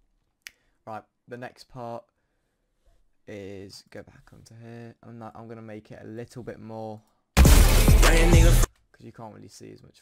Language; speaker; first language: English; native; English